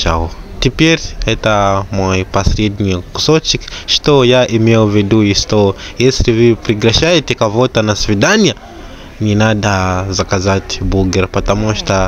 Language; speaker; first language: Russian; non-native, learner; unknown